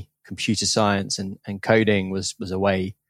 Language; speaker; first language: English; native; English